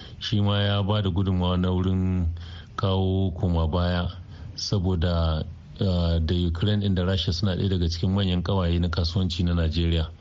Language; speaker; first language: Hausa; native; Hausa